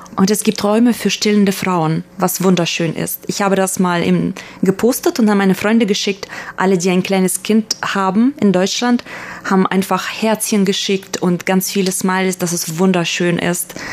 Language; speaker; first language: German; early bilingual, other home language; Russian